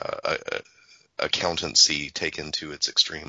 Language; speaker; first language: English; native; English